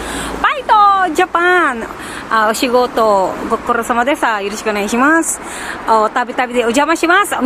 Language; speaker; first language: Japanese; non-native, learner; Filipino